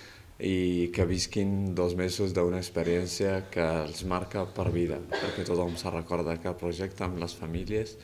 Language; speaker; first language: Catalan; early bilingual, other home language; Arabic